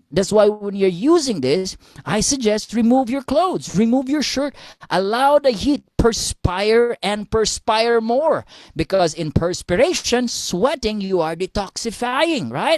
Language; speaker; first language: English; non-native, local second language; Filipino